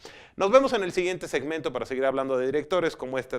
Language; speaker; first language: Spanish; native; Spanish